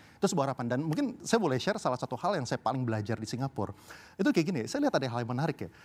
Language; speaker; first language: Indonesian; early bilingual, heritage; Indonesian